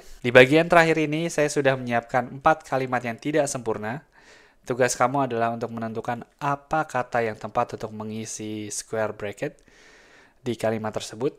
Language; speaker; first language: Indonesian; native; Indonesian